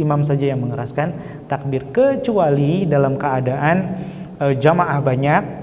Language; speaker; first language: Indonesian; native; Indonesian